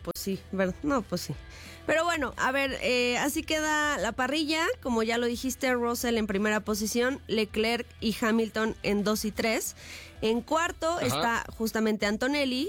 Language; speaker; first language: Spanish; native; Spanish